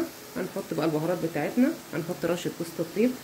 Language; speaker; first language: Arabic; native; Arabic